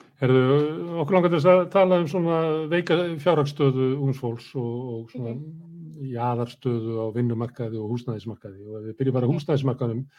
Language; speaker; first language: Icelandic; native; Icelandic